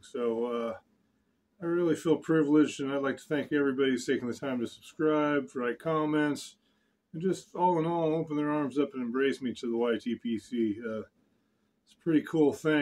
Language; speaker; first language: English; native; English